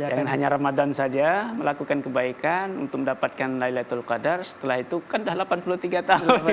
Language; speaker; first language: Indonesian; native; Indonesian